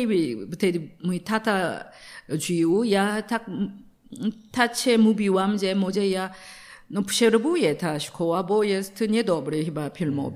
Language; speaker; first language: Polish; non-native, learner; Korean